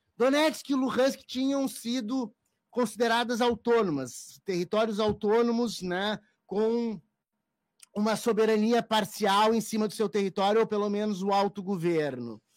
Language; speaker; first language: Portuguese; native; Portuguese